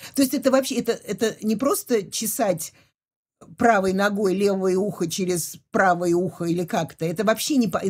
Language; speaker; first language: Russian; native; Russian